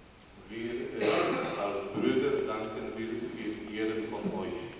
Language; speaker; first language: German; non-native, fluent; Polish